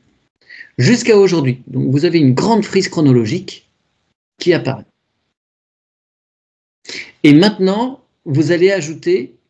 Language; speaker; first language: French; native; French